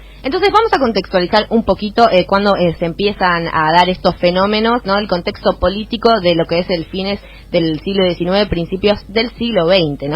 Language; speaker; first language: Spanish; native; Spanish